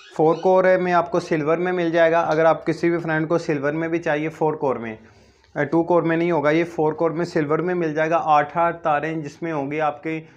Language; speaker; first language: Urdu; non-native, local second language; Punjabi